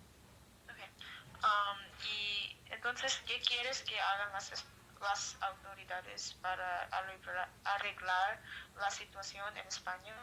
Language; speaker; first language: Spanish; non-native, learner; English